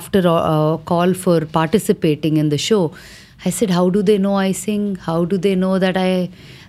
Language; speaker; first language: English; non-native, local second language; Telugu